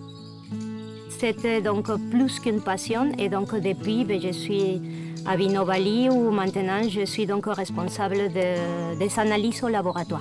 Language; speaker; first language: French; non-native, fluent; Spanish